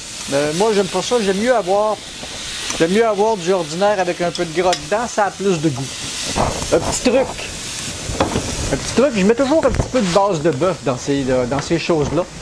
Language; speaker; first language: French; native; French